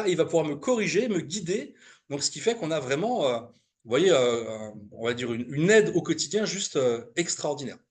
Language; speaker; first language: French; native; French